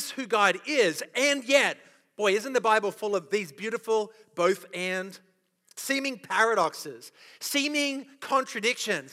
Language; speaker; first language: English; native; English